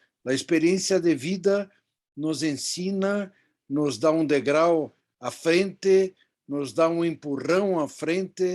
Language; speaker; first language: Portuguese; non-native, fluent; Spanish